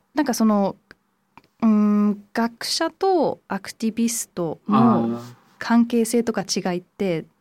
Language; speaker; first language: Japanese; early bilingual, heritage; English